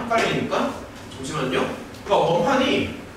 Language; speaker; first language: Korean; native; Korean